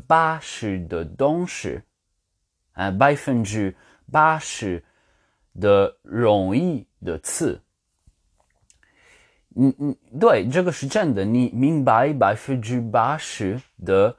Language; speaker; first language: Chinese; non-native, learner; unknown